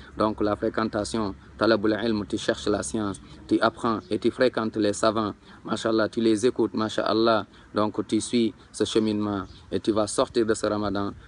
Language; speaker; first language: French; non-native, local second language; Wolof